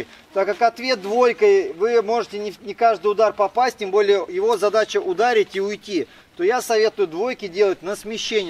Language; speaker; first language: Russian; native; Russian